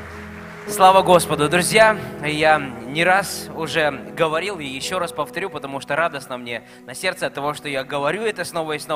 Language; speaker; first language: Russian; native; Russian